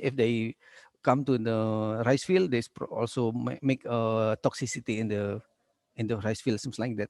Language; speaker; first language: English; non-native, learner; Indonesian